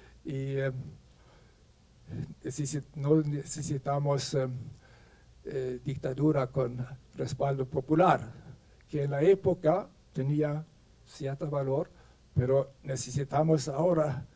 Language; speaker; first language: Spanish; non-native, fluent; Swedish